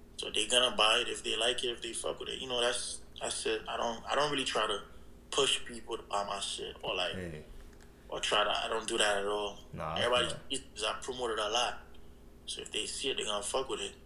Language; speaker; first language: English; early bilingual, other home language; Haitian Creole